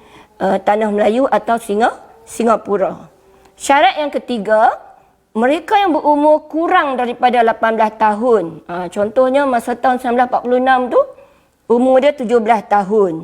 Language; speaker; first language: Malay; native; Malay